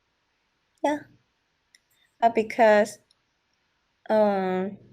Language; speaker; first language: English; non-native, learner; Vietnamese